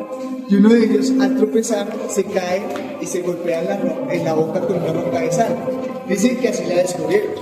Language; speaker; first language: Spanish; native; Spanish